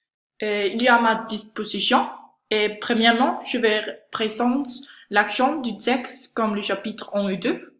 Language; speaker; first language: French; non-native, learner; Danish